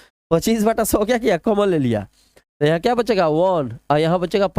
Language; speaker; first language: Hindi; non-native, local second language; Bhojpuri